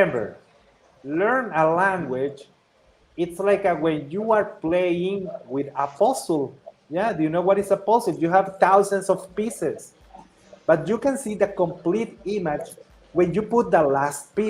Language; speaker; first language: English; non-native, fluent; Spanish